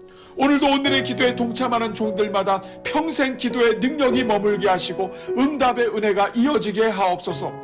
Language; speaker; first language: Korean; native; Korean